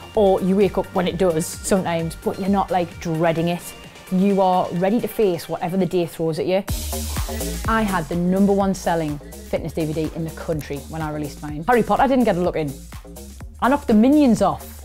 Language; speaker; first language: English; native; English